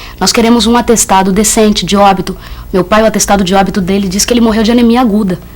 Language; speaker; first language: Portuguese; native; Portuguese